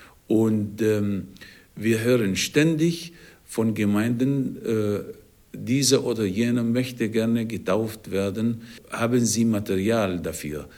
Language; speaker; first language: German; non-native, fluent; Arabic